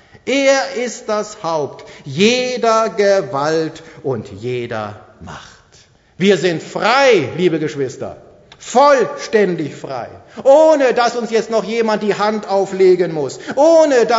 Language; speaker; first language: German; native; German